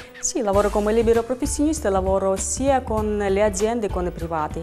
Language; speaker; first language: Italian; non-native, fluent; Russian